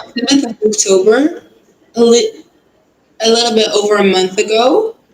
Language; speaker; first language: English; non-native, fluent; Hebrew